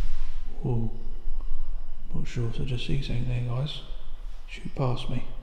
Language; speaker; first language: English; native; English